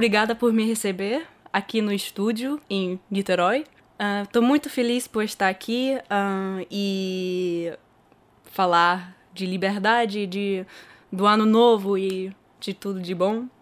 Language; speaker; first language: Portuguese; early bilingual, heritage; German